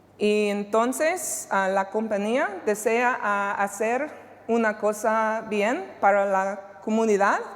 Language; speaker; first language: Spanish; non-native, learner; English